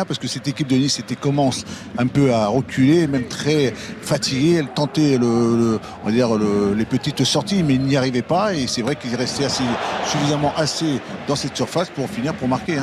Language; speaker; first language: French; native; French